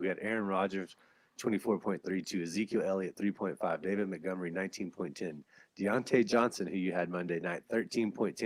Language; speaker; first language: English; native; English